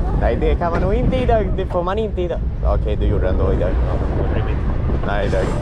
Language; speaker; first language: Swedish; native; Swedish